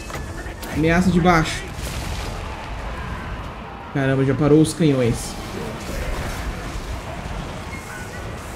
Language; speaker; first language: Portuguese; native; Portuguese